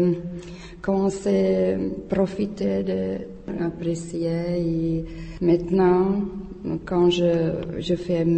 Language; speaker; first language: French; non-native, learner; Czech